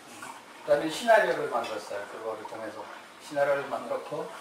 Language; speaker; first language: Korean; non-native, fluent; Kyrgyz